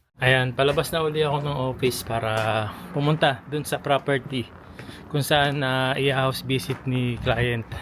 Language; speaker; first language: Filipino; native; Filipino